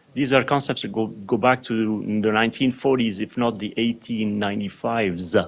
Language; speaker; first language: English; non-native, fluent; French